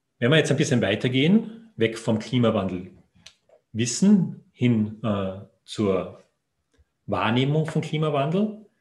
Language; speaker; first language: German; native; German